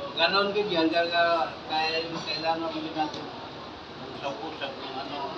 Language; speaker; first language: Filipino; non-native, learner; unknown